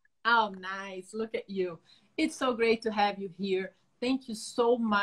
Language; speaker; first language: English; non-native, fluent; Portuguese